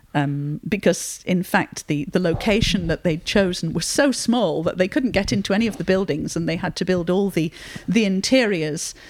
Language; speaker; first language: English; non-native, local second language; French